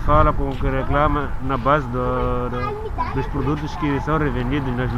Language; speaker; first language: Portuguese; non-native, local second language; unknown